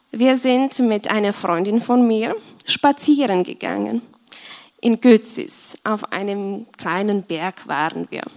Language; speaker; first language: German; non-native, fluent; Czech